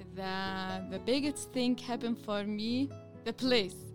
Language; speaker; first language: English; non-native, learner; Arabic